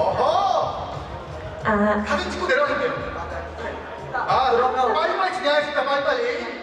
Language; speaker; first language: Korean; native; Korean